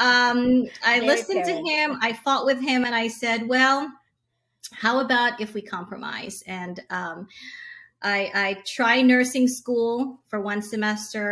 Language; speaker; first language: English; non-native, local second language; Hiligaynon